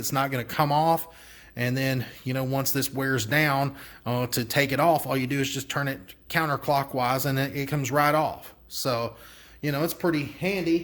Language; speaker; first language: English; native; English